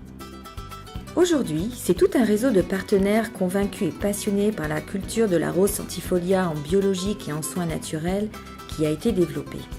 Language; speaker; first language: French; native; French